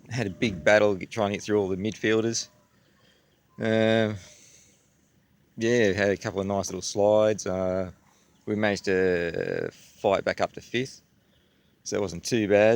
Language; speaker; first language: English; native; English